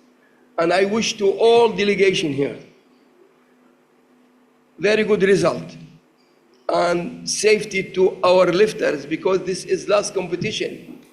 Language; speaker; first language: English; non-native, learner; Arabic